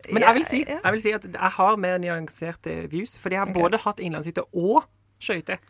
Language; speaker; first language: Norwegian; native; Norwegian